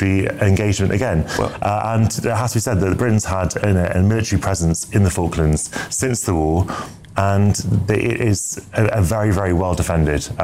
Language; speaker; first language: English; native; English